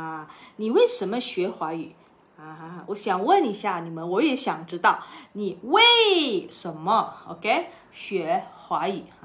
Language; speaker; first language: Chinese; non-native, local second language; Malay